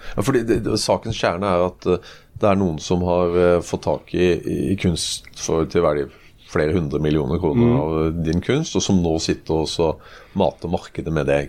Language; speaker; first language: Norwegian; native; Norwegian